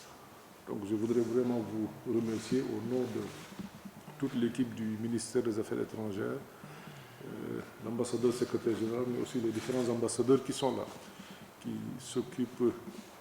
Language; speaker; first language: French; non-native, local second language; Wolof